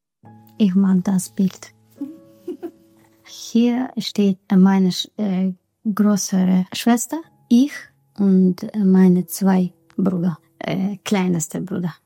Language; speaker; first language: German; non-native, learner; Russian